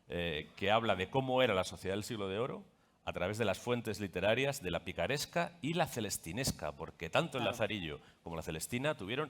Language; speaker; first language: Spanish; native; Spanish